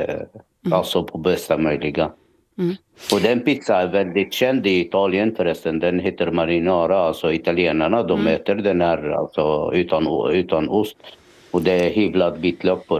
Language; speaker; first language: Swedish; non-native, fluent; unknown